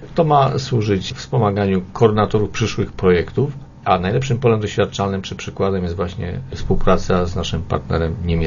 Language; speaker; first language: Polish; native; Polish